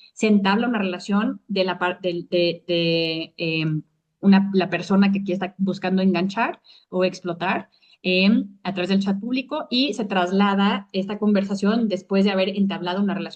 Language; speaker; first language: Spanish; native; Spanish